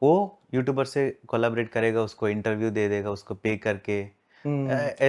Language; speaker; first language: Hindi; non-native, local second language; Telugu